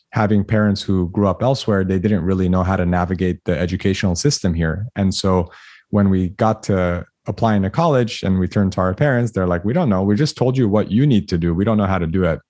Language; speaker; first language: English; early bilingual, other home language; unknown